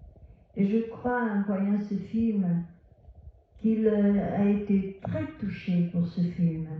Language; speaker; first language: French; non-native, fluent; Portuguese